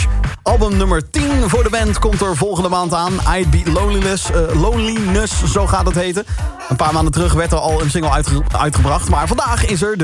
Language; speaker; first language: Dutch; native; Dutch